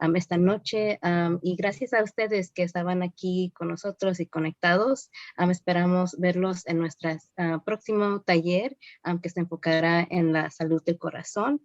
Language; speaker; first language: Spanish; early bilingual, heritage; Spanish